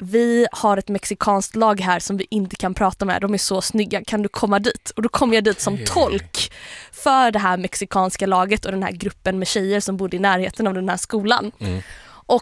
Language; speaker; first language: Swedish; native; Swedish